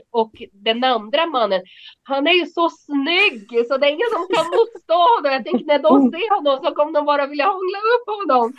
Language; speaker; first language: Swedish; non-native, fluent; Portuguese